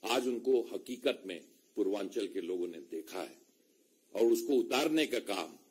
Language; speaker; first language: Hindi; native; Hindi